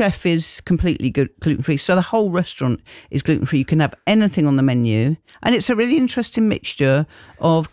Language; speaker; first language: English; native; English